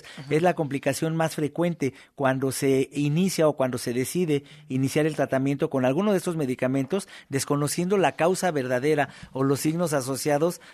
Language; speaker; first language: Spanish; native; Spanish